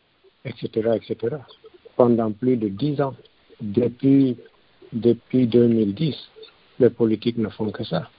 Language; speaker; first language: French; non-native, local second language; Fula